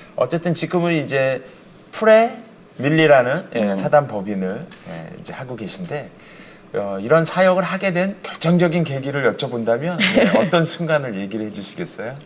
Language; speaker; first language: Korean; native; Korean